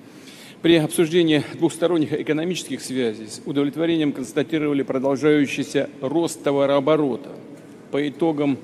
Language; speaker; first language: Russian; native; Russian